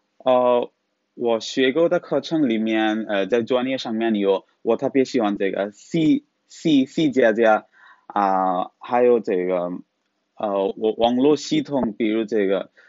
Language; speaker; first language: Chinese; non-native, fluent; Bangla